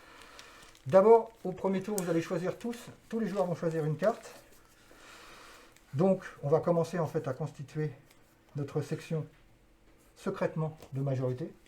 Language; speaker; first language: French; native; French